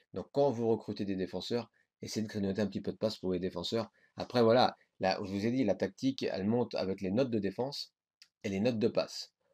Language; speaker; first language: French; native; French